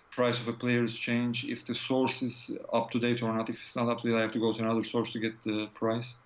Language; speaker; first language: English; non-native, fluent; Turkish